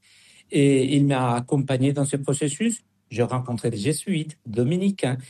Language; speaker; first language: French; non-native, fluent; Spanish